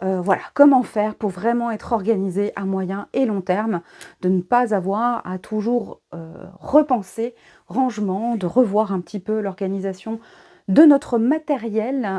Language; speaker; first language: French; native; French